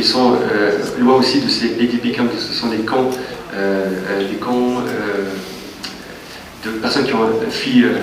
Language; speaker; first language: French; native; French